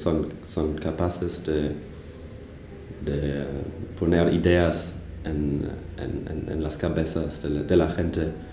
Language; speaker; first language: Spanish; non-native, fluent; German